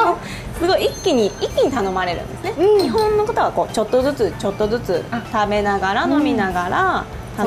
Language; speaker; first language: Japanese; native; Japanese